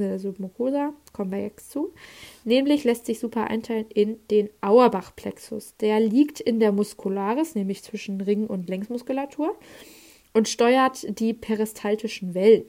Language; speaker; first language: German; native; German